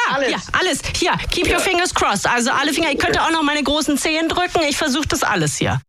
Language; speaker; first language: German; native; German